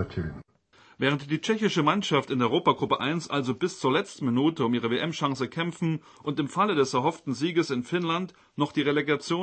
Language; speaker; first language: German; native; German